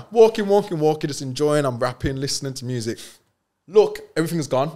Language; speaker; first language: English; native; English